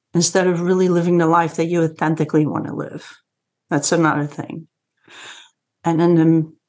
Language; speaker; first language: English; non-native, fluent; Dutch